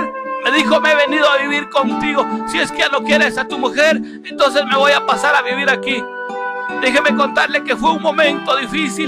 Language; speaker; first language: Spanish; native; Spanish